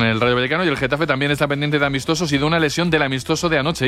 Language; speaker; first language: Spanish; native; Spanish